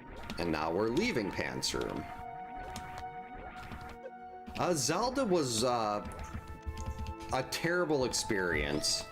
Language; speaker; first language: English; native; English